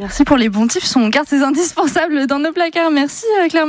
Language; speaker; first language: French; native; French